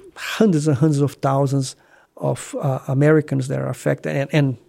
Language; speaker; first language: English; non-native, fluent; Portuguese